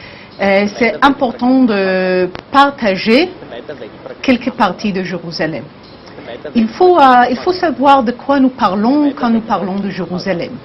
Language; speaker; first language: French; non-native, learner; Hebrew